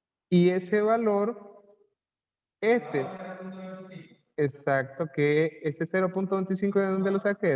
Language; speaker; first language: Spanish; native; Spanish